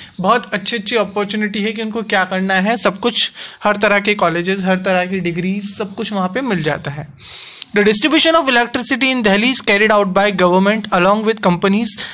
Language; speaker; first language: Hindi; non-native, local second language; Gujarati